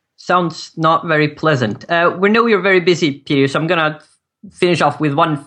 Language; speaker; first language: English; non-native, fluent; Swedish